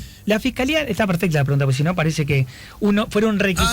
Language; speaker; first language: Spanish; native; Spanish